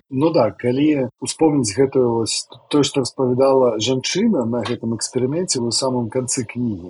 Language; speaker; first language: Belarusian; non-native, local second language; Russian